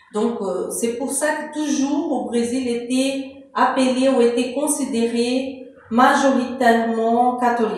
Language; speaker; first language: French; non-native, fluent; Portuguese